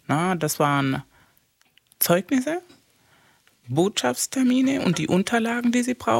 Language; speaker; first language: German; non-native, fluent; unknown